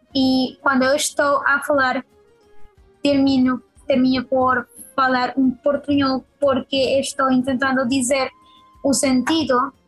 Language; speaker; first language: Portuguese; non-native, learner; Spanish